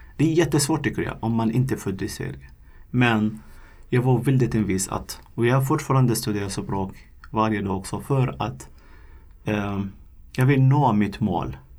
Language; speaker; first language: Swedish; non-native, fluent; Arabic